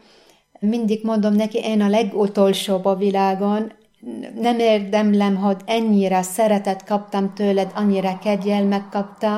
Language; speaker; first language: Hungarian; non-native, learner; Arabic